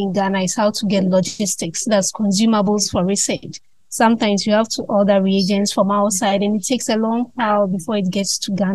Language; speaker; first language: English; non-native, local second language; Akan